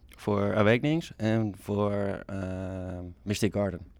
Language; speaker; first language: Dutch; native; Dutch